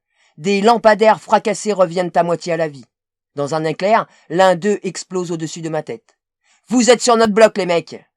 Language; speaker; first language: French; native; French